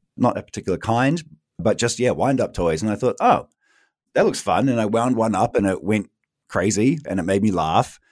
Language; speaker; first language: English; native; English